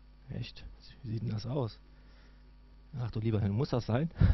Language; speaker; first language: German; native; German